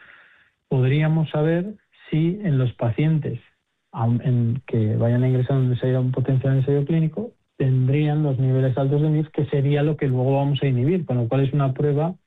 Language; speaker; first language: Spanish; native; Spanish